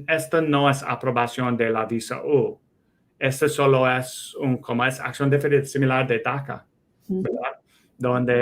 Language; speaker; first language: Spanish; non-native, fluent; English